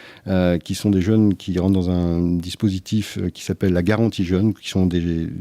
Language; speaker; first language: French; native; French